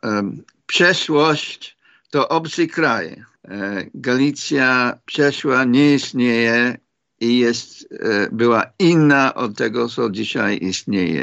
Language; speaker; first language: Polish; non-native, fluent; English